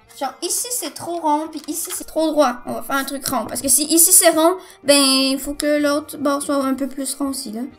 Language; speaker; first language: French; native; French